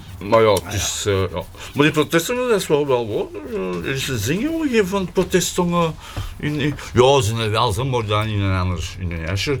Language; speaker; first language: Dutch; native; Dutch